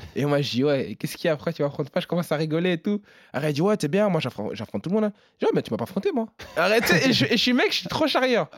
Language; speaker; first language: French; native; French